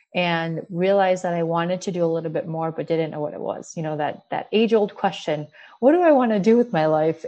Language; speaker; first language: English; early bilingual, other home language; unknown